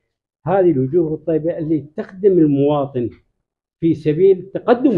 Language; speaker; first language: Arabic; native; Arabic